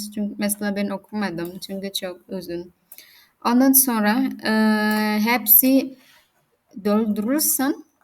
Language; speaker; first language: Turkish; non-native, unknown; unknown